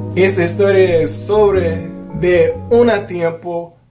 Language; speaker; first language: Spanish; non-native, learner; English